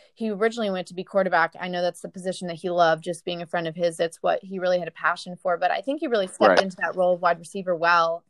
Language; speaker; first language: English; native; English